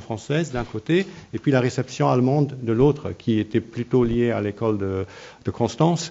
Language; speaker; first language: French; non-native, local second language; Luxembourgish